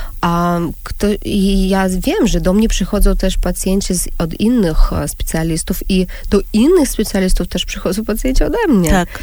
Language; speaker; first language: Polish; non-native, fluent; Russian